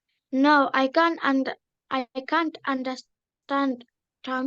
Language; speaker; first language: English; non-native, learner; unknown